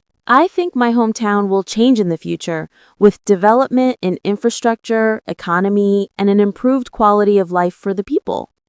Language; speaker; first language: English; non-native, learner; Vietnamese